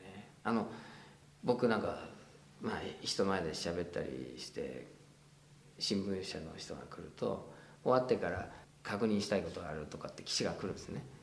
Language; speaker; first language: Japanese; non-native, fluent; English